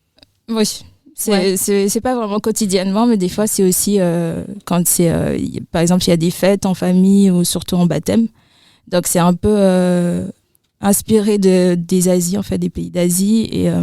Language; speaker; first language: French; native; French